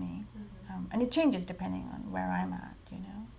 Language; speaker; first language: English; non-native, local second language; Hindi